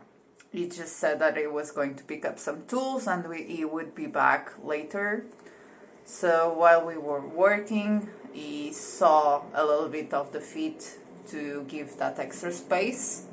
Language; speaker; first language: English; non-native, fluent; Portuguese